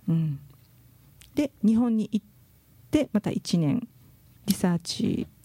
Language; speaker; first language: Japanese; native; Japanese